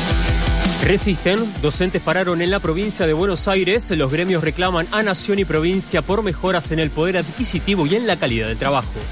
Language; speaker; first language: Spanish; native; Spanish